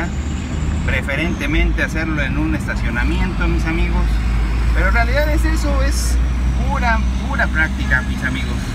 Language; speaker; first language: Spanish; native; Spanish